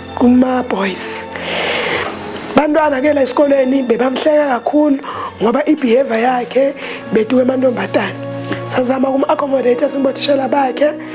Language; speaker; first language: Zulu; non-native, local second language; Swati